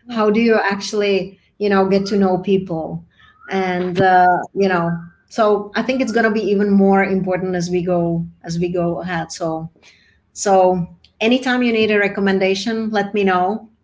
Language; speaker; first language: English; non-native, fluent; Czech